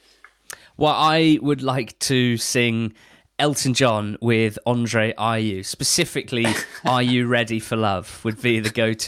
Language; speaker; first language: English; native; English